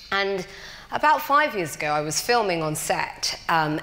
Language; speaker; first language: English; native; English